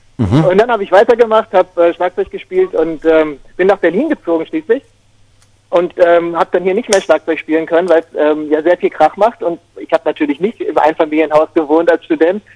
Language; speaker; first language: German; native; German